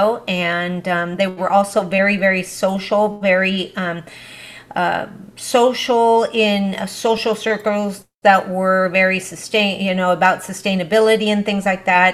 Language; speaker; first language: English; early bilingual, other home language; Spanish